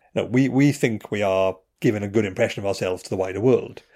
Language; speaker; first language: English; native; English